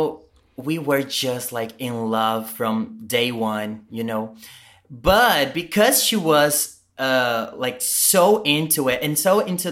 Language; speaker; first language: English; non-native, fluent; Portuguese